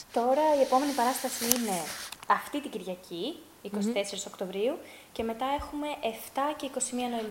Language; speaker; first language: Greek; early bilingual, heritage; Greek